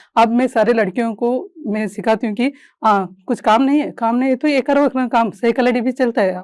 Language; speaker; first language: Hindi; non-native, local second language; Kannada